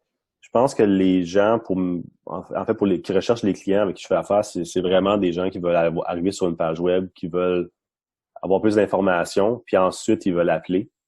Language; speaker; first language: French; non-native, local second language; English